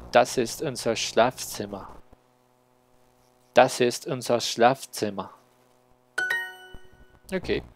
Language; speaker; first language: German; non-native, learner; Spanish